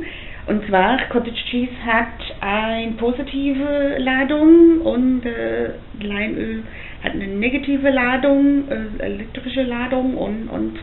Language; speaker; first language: German; non-native, fluent; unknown